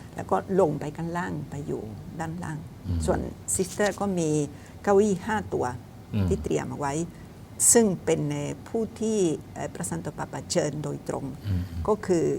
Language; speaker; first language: Thai; non-native, fluent; Spanish